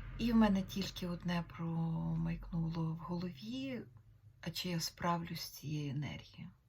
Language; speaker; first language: Ukrainian; native; Ukrainian